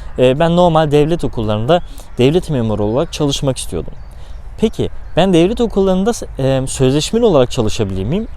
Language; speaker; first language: Turkish; early bilingual, heritage; Turkish